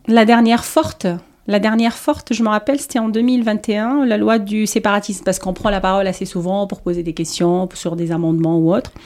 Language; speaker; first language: French; non-native, local second language; Arabic